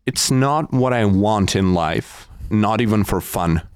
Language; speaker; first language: English; non-native, fluent; Czech